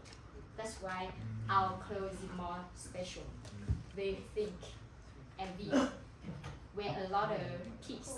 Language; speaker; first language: English; non-native, learner; Hmong